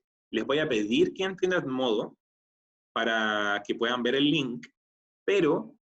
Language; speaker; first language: Spanish; native; Spanish